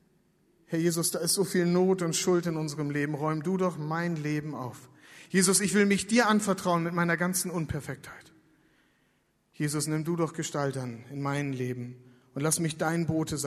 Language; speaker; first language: German; native; German